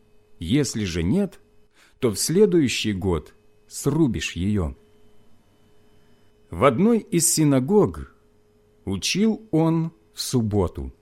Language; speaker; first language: Russian; native; Russian